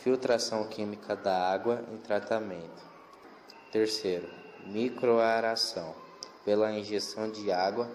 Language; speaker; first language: Portuguese; native; Portuguese